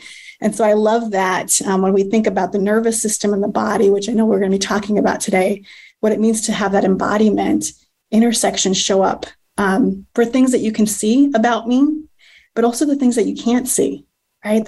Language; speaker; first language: English; native; English